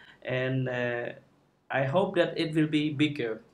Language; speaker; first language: English; non-native, fluent; Khmer